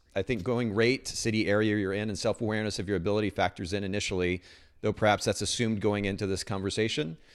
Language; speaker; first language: English; native; English